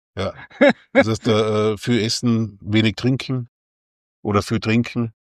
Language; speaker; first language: German; native; German